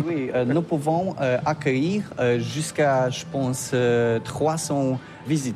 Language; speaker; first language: French; non-native, learner; Polish